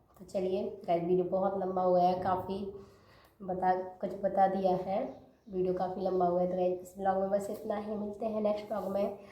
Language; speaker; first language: Hindi; native; Hindi